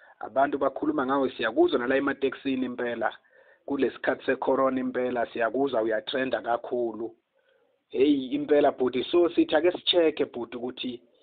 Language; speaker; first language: Zulu; non-native, local second language; Xhosa